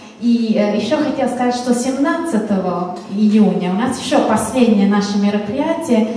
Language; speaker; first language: Russian; non-native, fluent; Italian